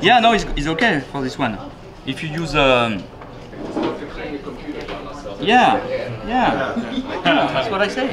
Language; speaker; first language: English; non-native, fluent; French